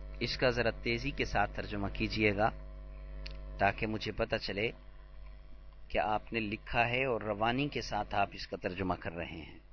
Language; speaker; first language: Urdu; native; Urdu